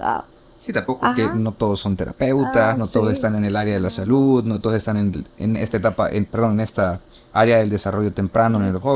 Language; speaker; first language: Spanish; native; Spanish